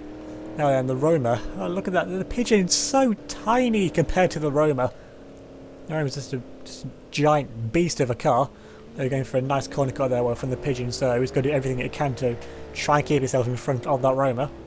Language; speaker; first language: English; native; English